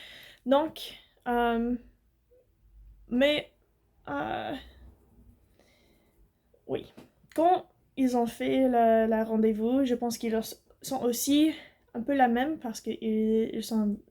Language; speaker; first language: French; non-native, learner; English